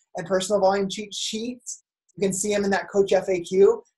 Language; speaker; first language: English; native; English